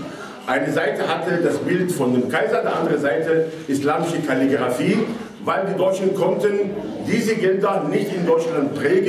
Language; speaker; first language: German; non-native, fluent; Arabic